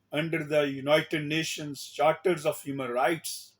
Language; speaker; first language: English; non-native, local second language; Urdu